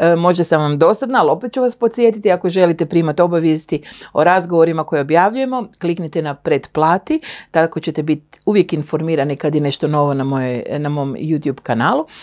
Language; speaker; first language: Croatian; native; Croatian